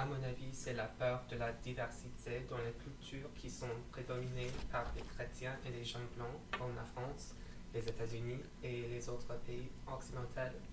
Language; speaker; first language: French; non-native, fluent; English